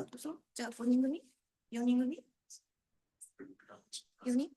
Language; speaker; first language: Japanese; native; Japanese